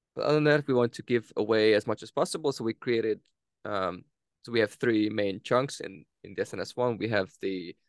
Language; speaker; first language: English; non-native, fluent; Hungarian